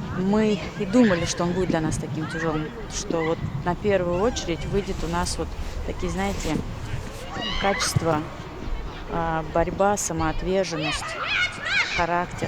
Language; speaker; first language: Russian; native; Russian